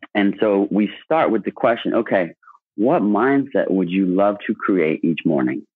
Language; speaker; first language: English; native; English